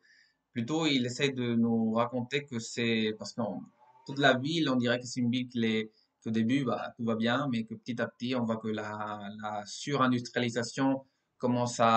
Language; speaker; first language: French; non-native, fluent; Spanish